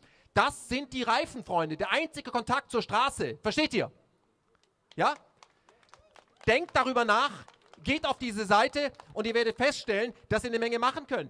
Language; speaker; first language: German; native; German